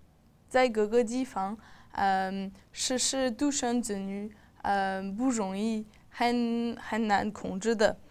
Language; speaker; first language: Chinese; non-native, learner; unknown